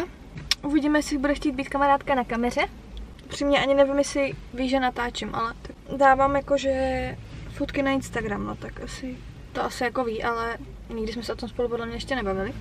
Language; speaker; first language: Czech; native; Czech